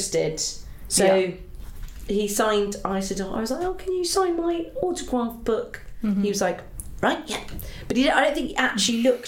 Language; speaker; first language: English; native; English